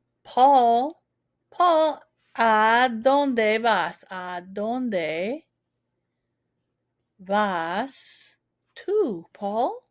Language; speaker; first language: Spanish; non-native, fluent; English